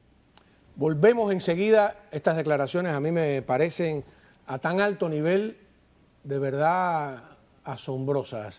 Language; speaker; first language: Spanish; native; Spanish